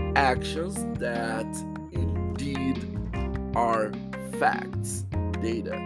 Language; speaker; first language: English; non-native, fluent; Portuguese